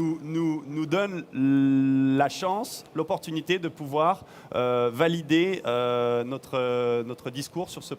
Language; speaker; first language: French; native; French